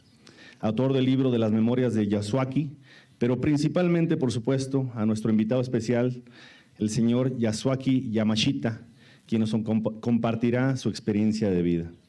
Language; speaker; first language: Spanish; native; Spanish